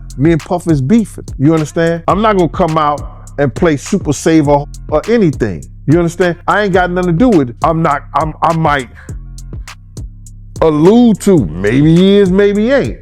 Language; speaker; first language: English; native; English